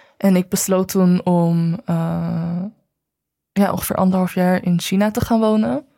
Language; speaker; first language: Dutch; early bilingual, other home language; Chinese